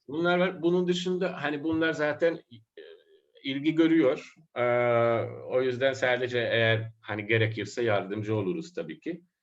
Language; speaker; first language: Turkish; non-native, fluent; Hungarian